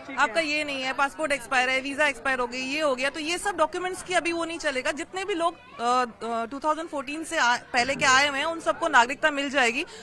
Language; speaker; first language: Urdu; early bilingual, other home language; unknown